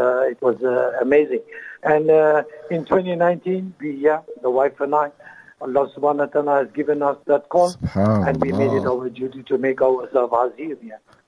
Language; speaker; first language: English; native; English